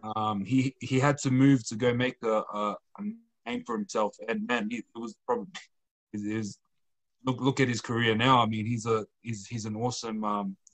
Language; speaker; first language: English; native; English